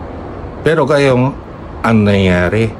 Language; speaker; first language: Filipino; non-native, learner; Japanese